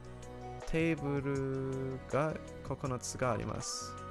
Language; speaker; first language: Japanese; non-native, learner; English